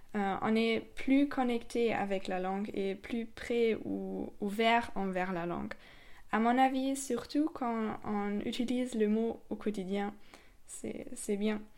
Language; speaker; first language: French; non-native, fluent; German